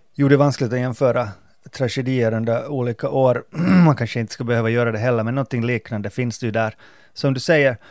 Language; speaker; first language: Swedish; native; Swedish